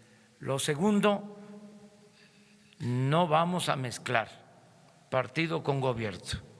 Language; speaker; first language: Spanish; native; Spanish